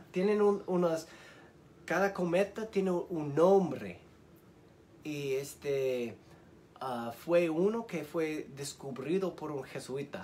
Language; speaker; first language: Spanish; early bilingual, heritage; Spanish